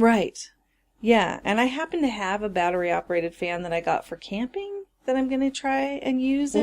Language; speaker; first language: English; native; English